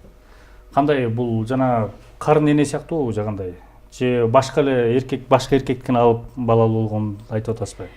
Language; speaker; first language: Kyrgyz; native; Kyrgyz